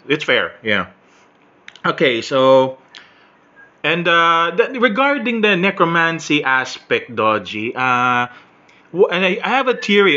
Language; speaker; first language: English; non-native, local second language; Filipino